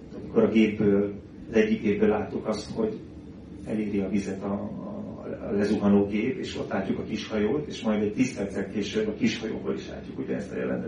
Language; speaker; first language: Hungarian; native; Hungarian